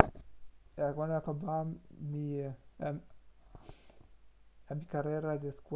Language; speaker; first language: Spanish; non-native, learner; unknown